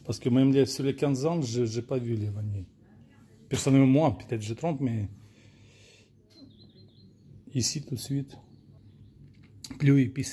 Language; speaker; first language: French; non-native, learner; Russian